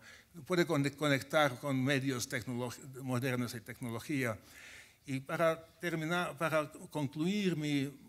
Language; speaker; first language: Spanish; non-native, fluent; Finnish